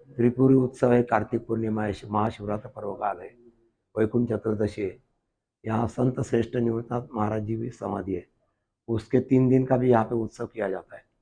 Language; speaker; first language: Hindi; non-native, local second language; Marathi